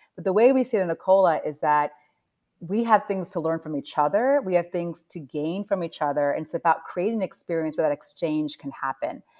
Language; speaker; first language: English; native; English